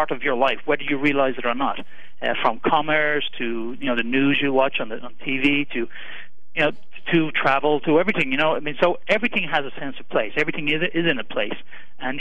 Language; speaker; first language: English; native; English